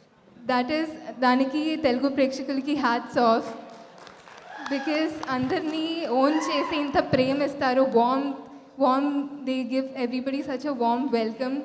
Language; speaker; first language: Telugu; non-native, fluent; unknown